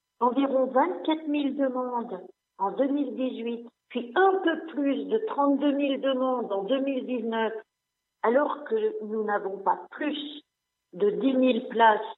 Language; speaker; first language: French; non-native, local second language; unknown